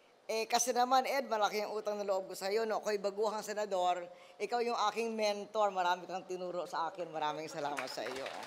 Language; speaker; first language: Filipino; native; Filipino